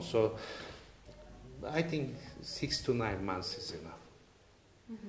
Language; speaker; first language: English; non-native, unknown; Turkish